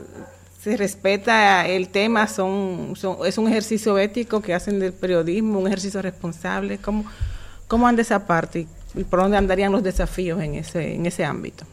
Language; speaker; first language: Spanish; native; Spanish